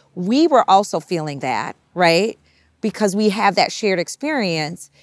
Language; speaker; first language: English; native; English